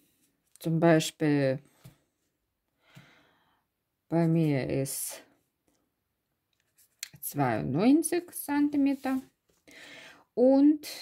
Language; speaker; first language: German; non-native, learner; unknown